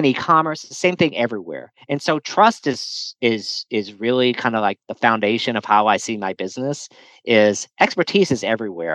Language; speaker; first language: English; native; English